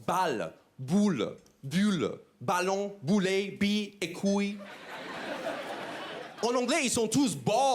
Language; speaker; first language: French; non-native, fluent; English